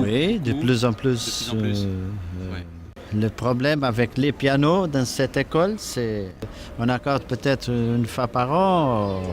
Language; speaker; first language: French; non-native, fluent; Portuguese